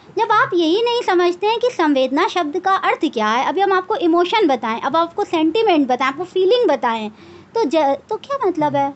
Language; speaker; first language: Hindi; native; Hindi